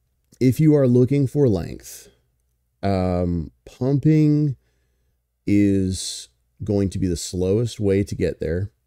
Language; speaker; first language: English; native; English